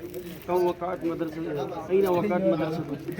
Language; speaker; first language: Arabic; non-native, learner; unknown